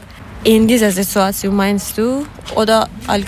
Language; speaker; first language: German; non-native, learner; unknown